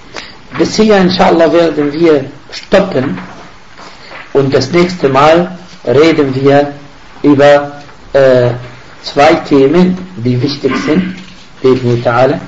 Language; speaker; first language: German; non-native, fluent; Arabic